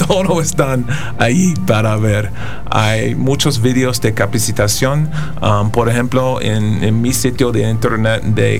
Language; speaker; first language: Spanish; non-native, fluent; English